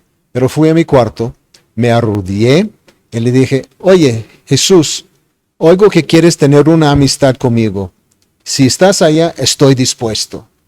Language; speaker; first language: Spanish; non-native, fluent; English